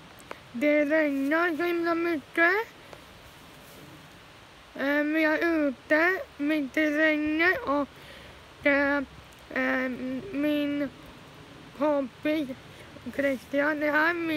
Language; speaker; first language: Swedish; early bilingual, other home language; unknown